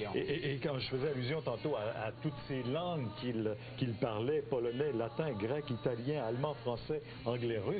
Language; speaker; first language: French; native; French